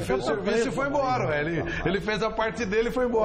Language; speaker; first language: Portuguese; native; Portuguese